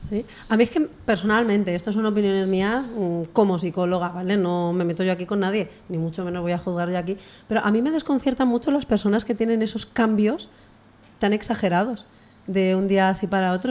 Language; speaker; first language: Spanish; native; Spanish